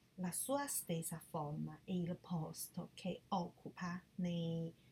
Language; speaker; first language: Italian; non-native, learner; Chinese